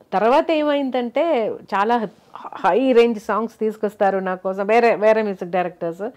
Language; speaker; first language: Telugu; non-native, local second language; Malayalam